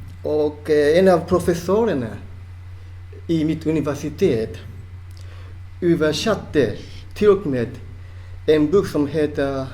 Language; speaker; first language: Swedish; non-native, fluent; Japanese